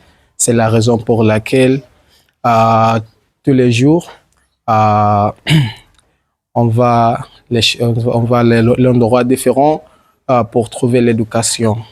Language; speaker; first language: French; non-native, learner; Swahili